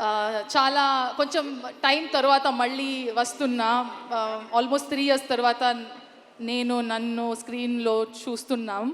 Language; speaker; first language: Telugu; non-native, learner; Kannada